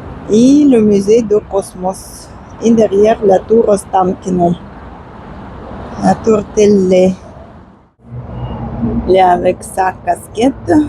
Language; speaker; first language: French; non-native, fluent; Russian